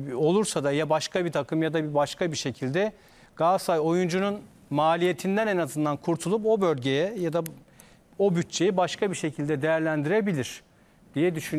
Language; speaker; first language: Turkish; native; Turkish